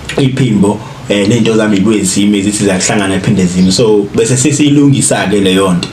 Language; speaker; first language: Zulu; native; Zulu